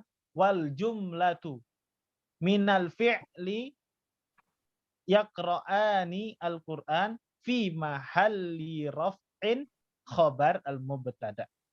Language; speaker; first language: Arabic; non-native, fluent; Indonesian